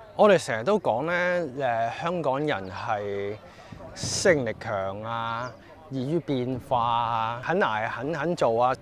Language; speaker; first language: Cantonese; native; Cantonese